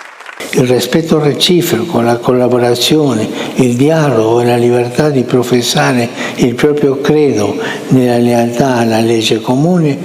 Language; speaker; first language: Italian; non-native, fluent; Spanish